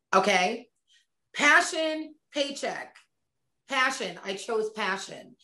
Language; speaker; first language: English; native; English